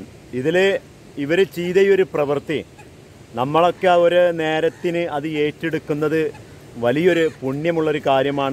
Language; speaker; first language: Malayalam; native; Malayalam